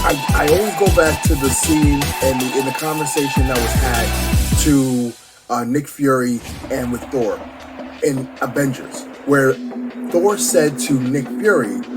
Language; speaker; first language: English; native; English